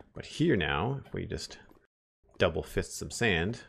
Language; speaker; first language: English; native; English